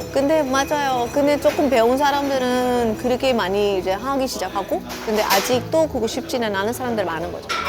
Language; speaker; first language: Korean; non-native, fluent; Hindi